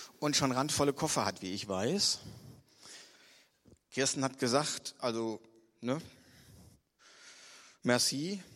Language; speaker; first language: German; native; German